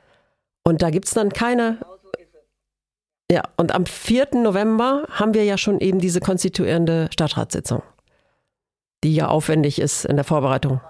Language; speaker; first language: German; native; German